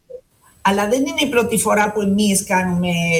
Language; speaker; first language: Greek; non-native, fluent; Spanish